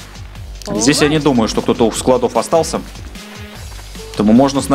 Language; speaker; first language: Russian; native; Russian